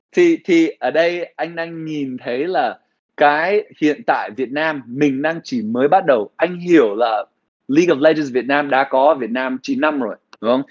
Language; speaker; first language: Vietnamese; early bilingual, heritage; Vietnamese